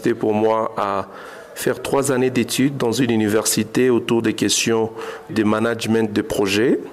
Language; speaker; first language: French; non-native, local second language; Swahili